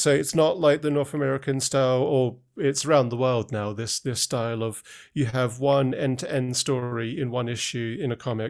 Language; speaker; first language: English; native; English